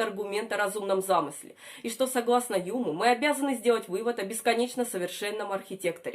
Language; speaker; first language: Russian; native; Russian